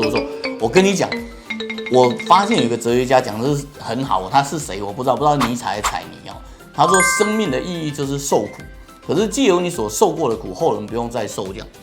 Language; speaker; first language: Chinese; native; Chinese